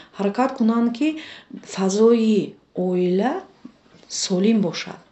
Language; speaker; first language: Tajik; native; Tajik